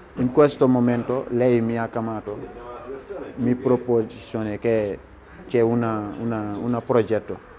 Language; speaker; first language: Italian; non-native, learner; Wolof